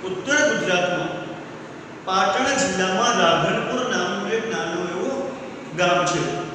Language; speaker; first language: Hindi; non-native, local second language; Gujarati